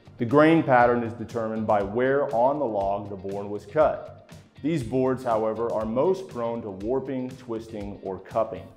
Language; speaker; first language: English; native; English